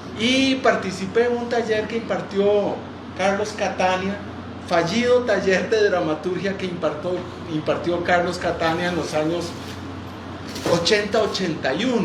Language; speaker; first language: Spanish; native; Spanish